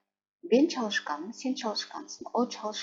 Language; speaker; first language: Turkish; non-native, fluent; Kazakh